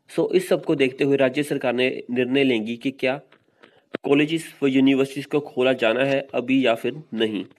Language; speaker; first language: Hindi; non-native, local second language; Punjabi